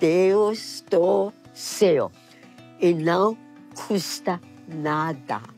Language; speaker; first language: Portuguese; non-native, fluent; German